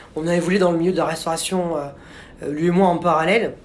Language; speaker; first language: French; native; French